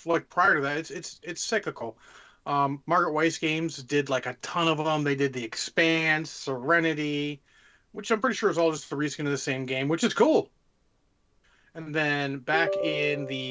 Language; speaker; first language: English; native; English